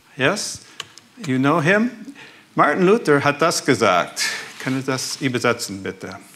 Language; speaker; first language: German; early bilingual, heritage; German